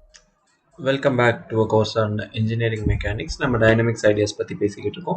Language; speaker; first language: Tamil; native; Tamil